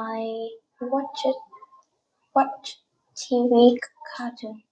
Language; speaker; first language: English; non-native, learner; Vietnamese